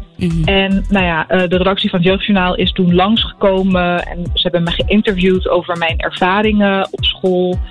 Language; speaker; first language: Dutch; early bilingual, other home language; Arabic